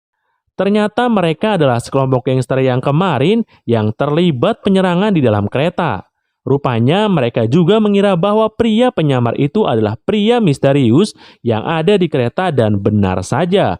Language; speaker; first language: Indonesian; native; Indonesian